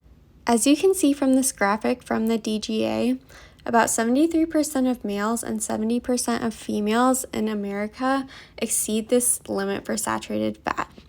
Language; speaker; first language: English; native; English